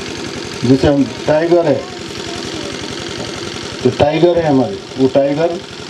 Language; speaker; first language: Hindi; native; Hindi